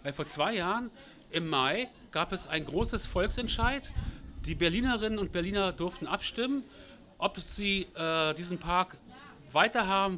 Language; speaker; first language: German; native; German